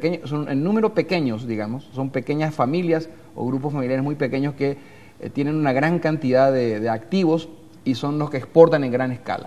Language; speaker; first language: Spanish; native; Spanish